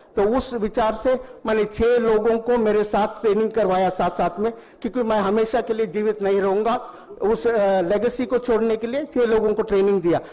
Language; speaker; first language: Hindi; non-native, local second language; Tamil